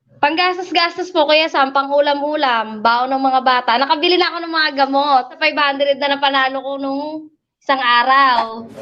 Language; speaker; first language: Filipino; native; Filipino